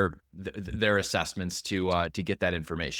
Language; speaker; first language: English; native; English